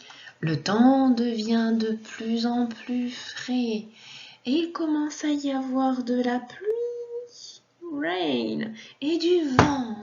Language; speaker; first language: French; non-native, fluent; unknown